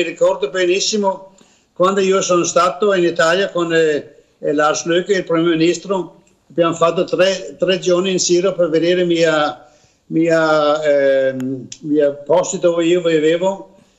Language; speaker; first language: Italian; non-native, learner; Danish